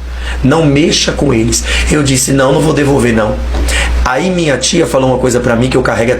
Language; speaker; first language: Portuguese; native; Portuguese